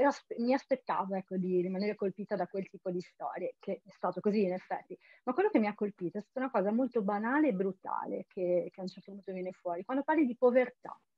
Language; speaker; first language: Italian; native; Italian